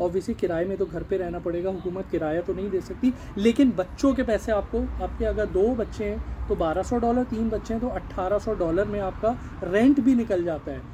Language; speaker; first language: Urdu; native; Urdu